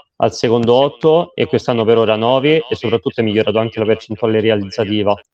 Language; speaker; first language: Italian; native; Italian